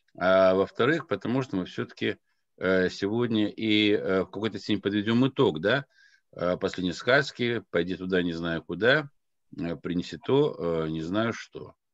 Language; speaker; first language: Russian; non-native, local second language; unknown